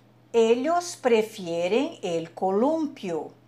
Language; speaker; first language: Spanish; non-native, fluent; Portuguese